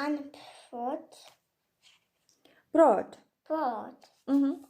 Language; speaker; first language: German; non-native, learner; Ukrainian